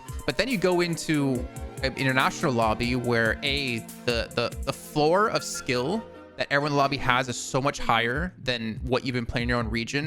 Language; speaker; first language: English; native; English